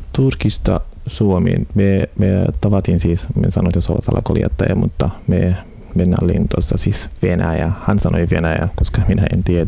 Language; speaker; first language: Finnish; non-native, learner; Arabic